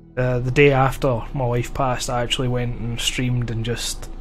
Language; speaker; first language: English; native; English